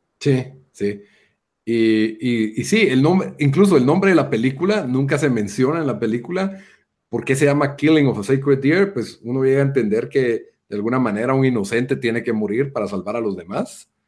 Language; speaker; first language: Spanish; native; Spanish